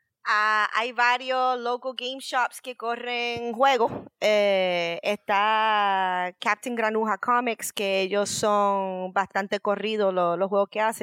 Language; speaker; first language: Spanish; native; Spanish